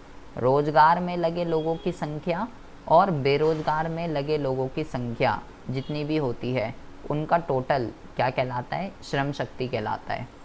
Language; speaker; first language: Hindi; native; Hindi